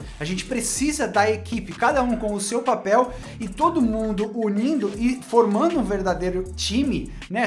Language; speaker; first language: Portuguese; native; Portuguese